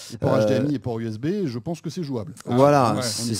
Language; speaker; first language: French; native; French